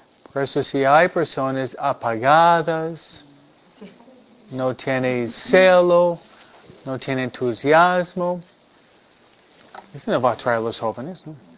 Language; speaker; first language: Spanish; non-native, fluent; English